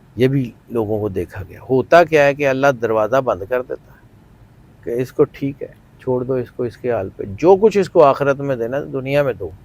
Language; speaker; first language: Urdu; non-native, local second language; Punjabi